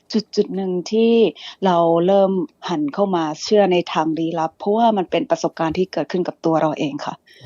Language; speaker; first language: Thai; early bilingual, other home language; English